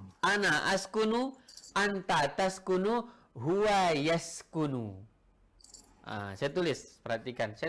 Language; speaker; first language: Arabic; non-native, fluent; Indonesian